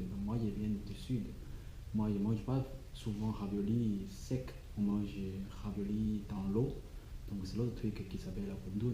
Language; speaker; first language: French; non-native, learner; Chinese